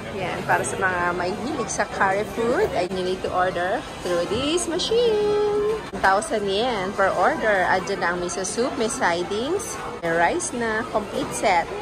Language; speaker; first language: Filipino; native; Filipino